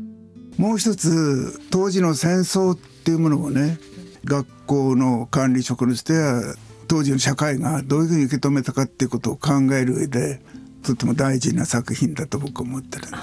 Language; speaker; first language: Japanese; native; Japanese